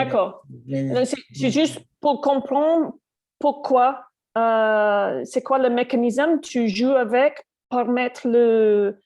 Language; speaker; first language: French; non-native, learner; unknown